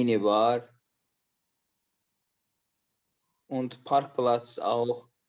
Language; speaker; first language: German; non-native, learner; Azerbaijani